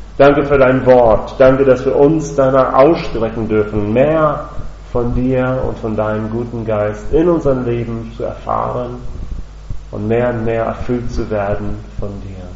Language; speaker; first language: German; non-native, fluent; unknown